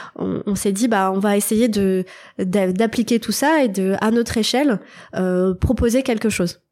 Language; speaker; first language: French; native; French